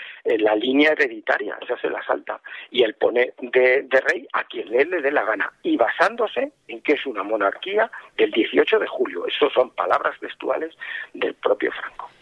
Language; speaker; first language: Spanish; native; Spanish